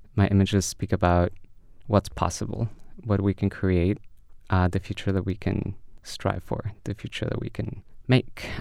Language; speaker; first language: English; early bilingual, other home language; Spanish